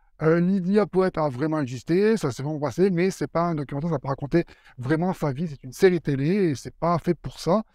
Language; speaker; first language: French; native; French